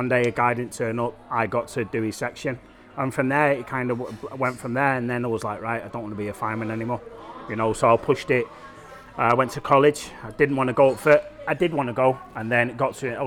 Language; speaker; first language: English; native; English